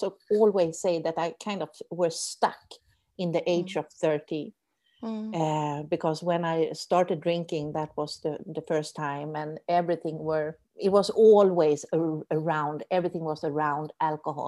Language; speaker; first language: English; non-native, fluent; Swedish